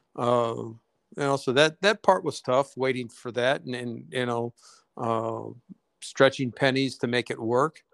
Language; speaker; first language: English; native; English